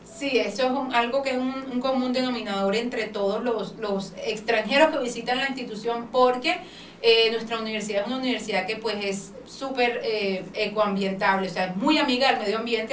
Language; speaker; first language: Spanish; native; Spanish